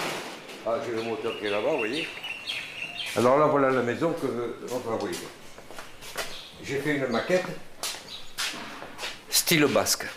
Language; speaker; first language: French; native; French